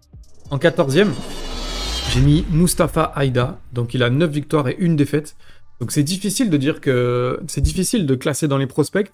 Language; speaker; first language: French; native; French